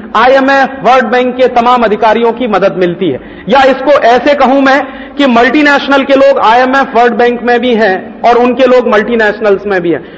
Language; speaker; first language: Hindi; native; Hindi